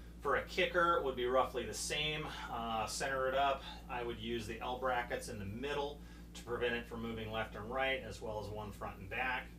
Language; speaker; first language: English; native; English